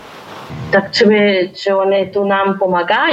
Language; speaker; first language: Polish; early bilingual, heritage; Polish